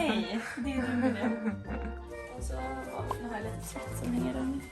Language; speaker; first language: Swedish; native; Swedish